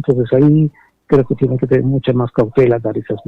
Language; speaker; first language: Spanish; native; Spanish